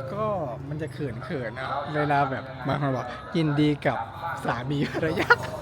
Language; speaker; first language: Thai; non-native, local second language; Malay